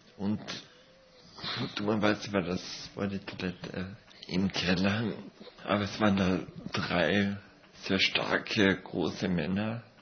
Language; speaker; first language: German; native; German